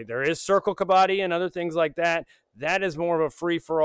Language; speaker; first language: English; native; English